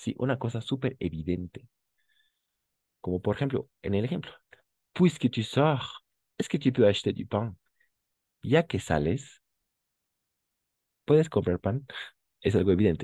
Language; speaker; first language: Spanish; non-native, fluent; French